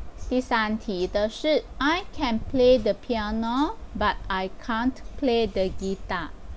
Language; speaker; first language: English; non-native, local second language; Chinese